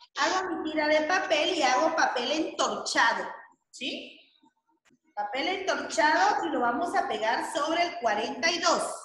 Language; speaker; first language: Spanish; native; Spanish